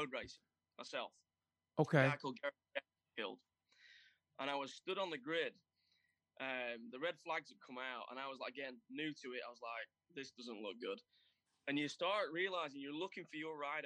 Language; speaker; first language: English; native; English